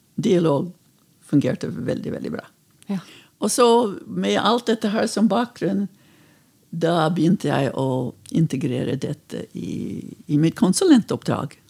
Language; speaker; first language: Norwegian; non-native, fluent; English